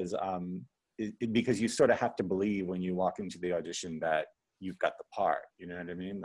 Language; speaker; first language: English; native; English